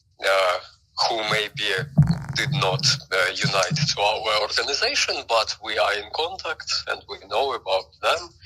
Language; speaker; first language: English; non-native, fluent; Ukrainian